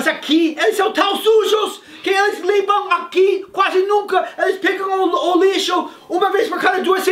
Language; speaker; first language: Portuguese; non-native, fluent; English